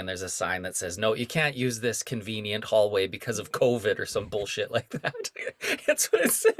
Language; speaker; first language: English; native; English